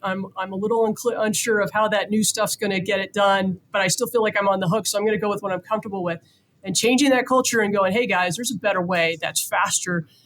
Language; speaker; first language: English; native; English